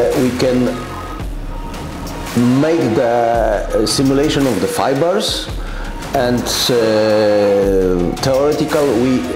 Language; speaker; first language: English; non-native, learner; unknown